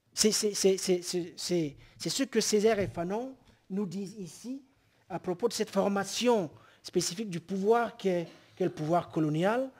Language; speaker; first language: French; non-native, local second language; Basaa